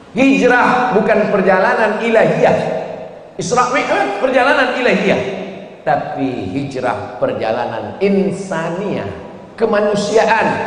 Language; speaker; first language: Malay; native; Malay